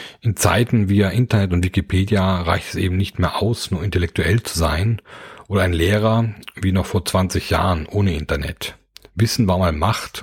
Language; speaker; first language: German; native; German